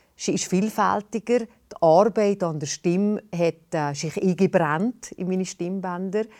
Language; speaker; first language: German; native; German